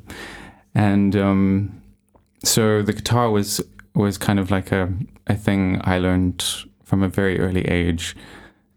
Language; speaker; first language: English; native; English